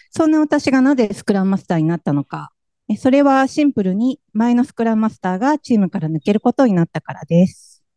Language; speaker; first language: Japanese; native; Japanese